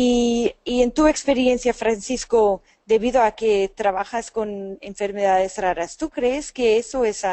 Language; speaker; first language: Spanish; non-native, fluent; English